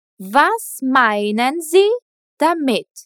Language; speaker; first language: German; non-native, fluent; Portuguese